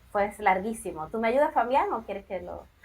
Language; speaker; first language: Spanish; native; Spanish